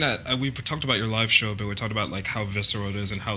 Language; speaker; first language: English; native; English